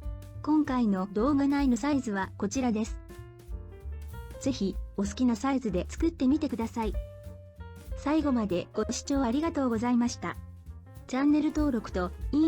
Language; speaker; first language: Japanese; native; Japanese